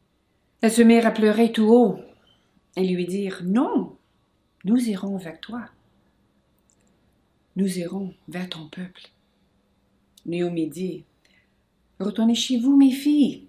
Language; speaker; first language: French; non-native, local second language; English